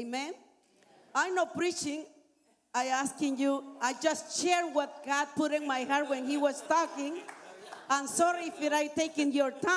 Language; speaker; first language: English; non-native, learner; Spanish